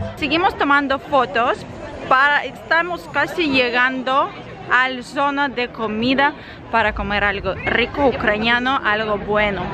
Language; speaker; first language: Spanish; non-native, fluent; Russian